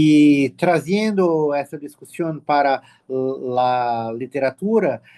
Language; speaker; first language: Spanish; non-native, learner; Portuguese